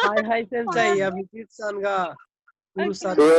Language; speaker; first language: Japanese; non-native, learner; Hindi